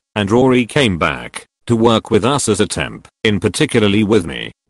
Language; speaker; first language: English; early bilingual, other home language; Serbian